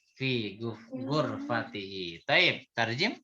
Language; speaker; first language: Arabic; non-native, fluent; Indonesian